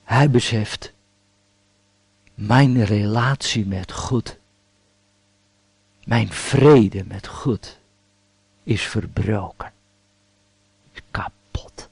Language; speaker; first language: Dutch; native; Dutch